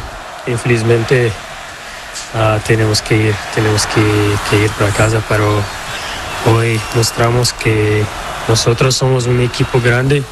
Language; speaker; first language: Spanish; non-native, learner; Portuguese